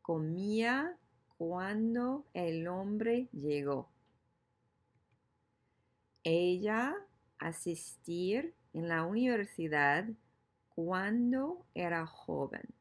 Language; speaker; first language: Spanish; non-native, fluent; English